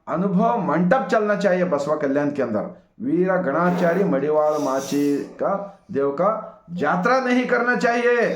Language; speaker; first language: Hindi; non-native, local second language; Kannada